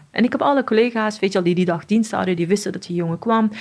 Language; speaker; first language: Dutch; early bilingual, other home language; Arabic